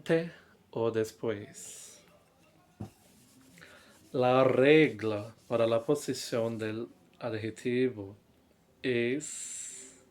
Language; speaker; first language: Spanish; non-native, fluent; Portuguese